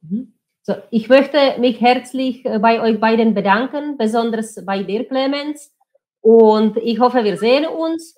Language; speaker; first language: German; non-native, fluent; Czech